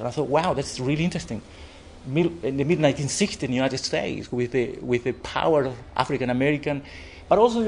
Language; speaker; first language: English; non-native, fluent; Spanish